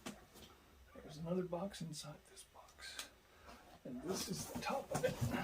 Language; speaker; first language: English; native; English